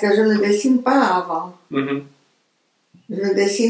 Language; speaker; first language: French; non-native, fluent; Romanian